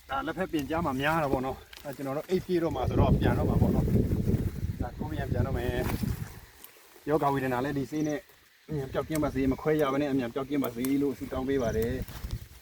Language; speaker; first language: Burmese; non-native, local second language; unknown